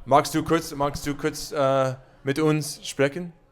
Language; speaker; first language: German; non-native, learner; English